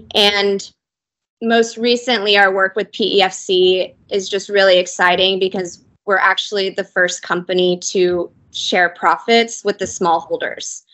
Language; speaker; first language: English; native; English